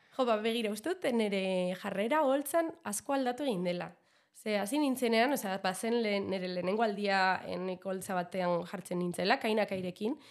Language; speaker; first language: Basque; non-native, local second language; Spanish